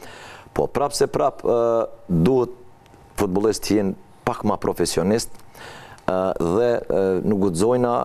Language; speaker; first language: Albanian; native; Albanian